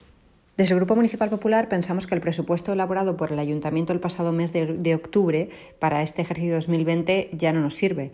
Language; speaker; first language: Spanish; native; Spanish